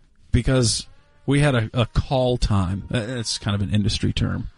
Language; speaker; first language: English; native; English